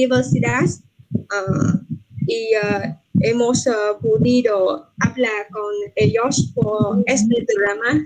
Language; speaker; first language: Spanish; non-native, learner; Vietnamese